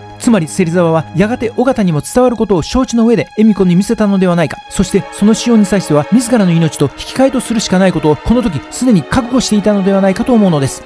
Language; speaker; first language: Japanese; native; Japanese